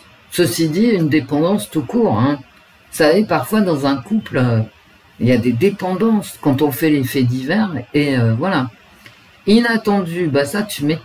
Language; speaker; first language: French; native; French